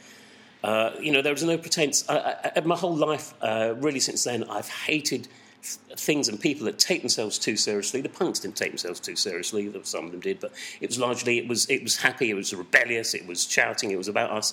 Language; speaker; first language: English; native; English